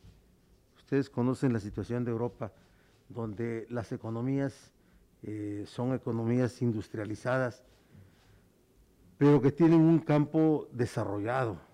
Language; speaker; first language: Spanish; native; Spanish